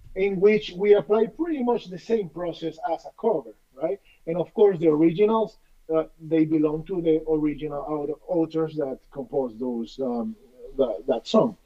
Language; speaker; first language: English; non-native, fluent; Spanish